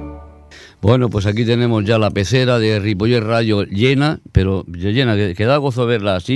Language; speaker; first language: Spanish; native; Spanish